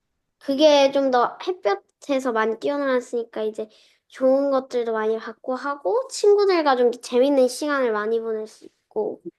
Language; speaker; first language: Korean; early bilingual, heritage; Korean